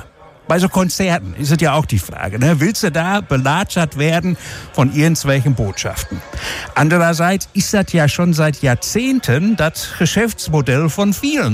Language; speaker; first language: German; native; German